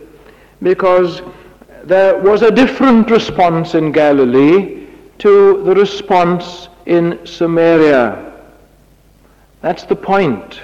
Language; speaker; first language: English; native; English